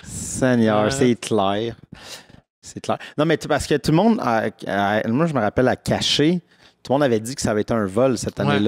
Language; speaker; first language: French; native; French